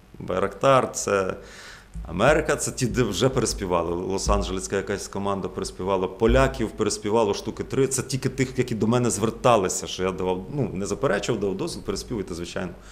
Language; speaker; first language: Ukrainian; native; Ukrainian